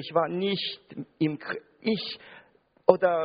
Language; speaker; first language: German; non-native, fluent; Russian